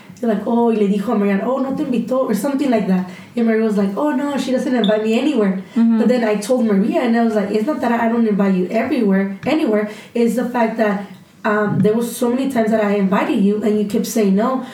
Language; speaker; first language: English; early bilingual, other home language; Spanish